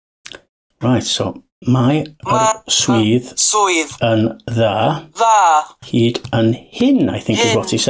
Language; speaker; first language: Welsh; non-native, learner; English